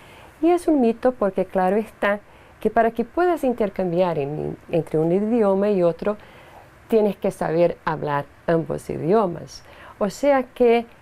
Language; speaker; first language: Spanish; non-native, fluent; Portuguese